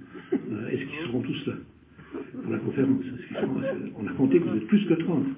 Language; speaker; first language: French; native; French